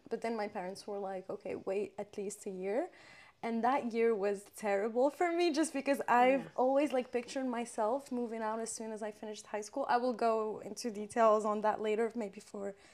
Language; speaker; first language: English; non-native, fluent; French